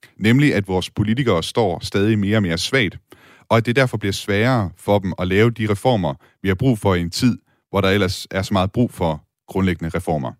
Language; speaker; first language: Danish; native; Danish